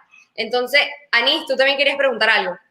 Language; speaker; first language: Spanish; native; Spanish